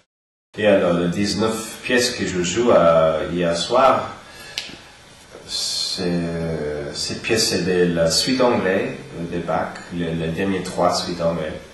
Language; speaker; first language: French; non-native, learner; English